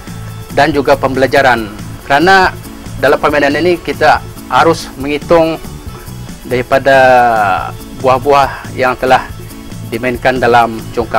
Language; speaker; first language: Malay; native; Malay